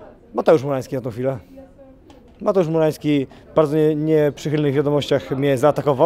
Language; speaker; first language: Polish; native; Polish